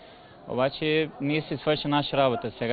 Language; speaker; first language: Bulgarian; non-native, fluent; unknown